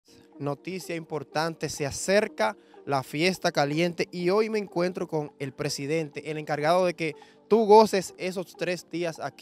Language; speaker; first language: Spanish; native; Spanish